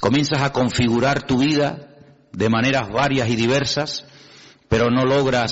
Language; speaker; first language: Spanish; native; Spanish